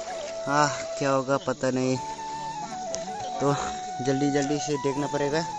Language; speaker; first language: Hindi; non-native, local second language; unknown